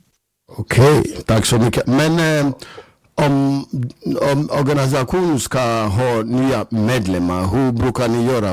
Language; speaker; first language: Swedish; non-native, fluent; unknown